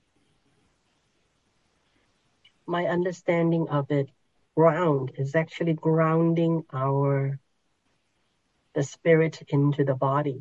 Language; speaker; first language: English; non-native, local second language; Cantonese